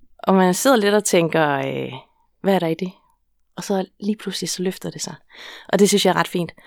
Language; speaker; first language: Danish; native; Danish